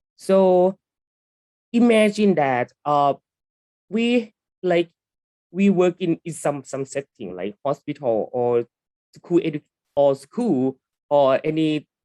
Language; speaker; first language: English; non-native, learner; Thai